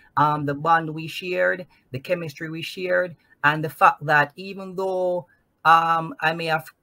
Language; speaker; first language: English; non-native, local second language; Jamaican Creole English